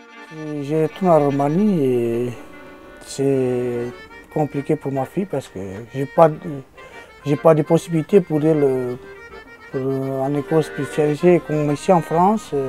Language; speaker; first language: French; non-native, learner; Romanian